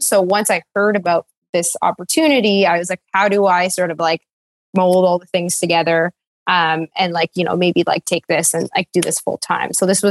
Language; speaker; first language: English; native; English